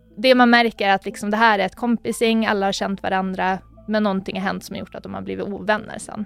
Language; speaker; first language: Swedish; native; Swedish